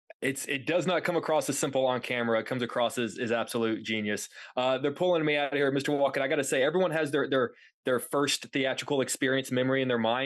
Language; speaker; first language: English; native; English